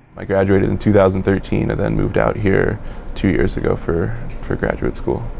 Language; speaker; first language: English; native; English